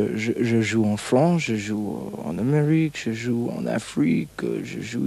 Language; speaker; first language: French; non-native, learner; English